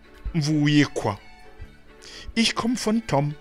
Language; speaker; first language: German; non-native, fluent; Rundi